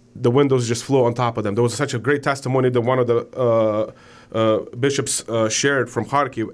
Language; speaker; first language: English; non-native, fluent; Ukrainian